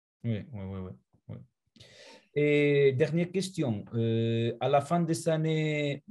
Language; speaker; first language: French; non-native, fluent; Spanish